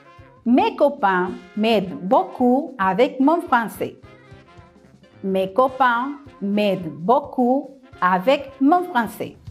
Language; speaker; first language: French; non-native, fluent; Spanish